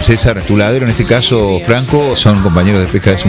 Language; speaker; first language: Spanish; native; Spanish